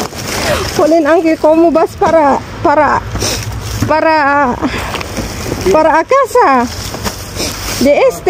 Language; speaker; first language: Spanish; non-native, learner; Filipino